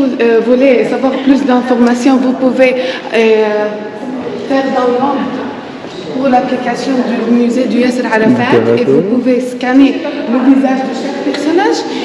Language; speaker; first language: French; non-native, fluent; Arabic